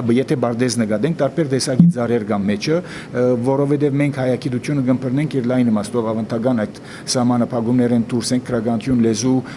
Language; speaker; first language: Armenian; native; Armenian